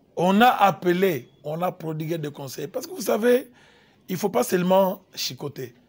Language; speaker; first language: French; non-native, local second language; Lingala